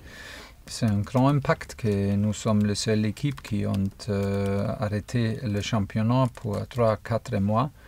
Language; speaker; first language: French; non-native, fluent; German